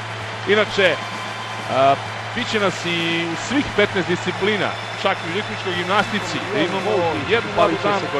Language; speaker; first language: Bosnian; native; Bosnian